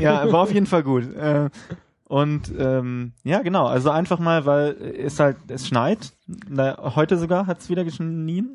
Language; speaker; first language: German; native; German